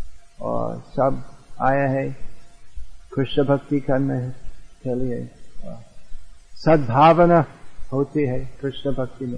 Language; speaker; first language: Hindi; non-native, fluent; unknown